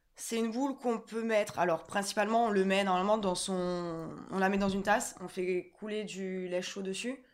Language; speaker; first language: French; native; French